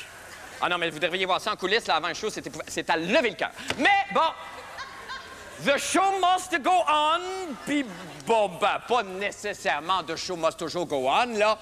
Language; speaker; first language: French; native; French